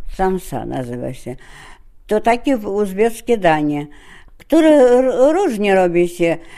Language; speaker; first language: Polish; non-native, fluent; Russian